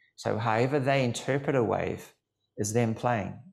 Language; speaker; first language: English; native; English